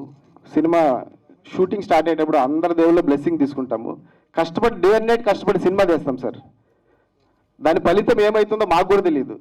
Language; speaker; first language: Telugu; native; Telugu